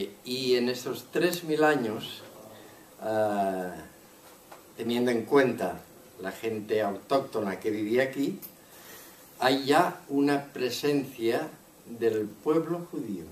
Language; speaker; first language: Spanish; non-native, local second language; Catalan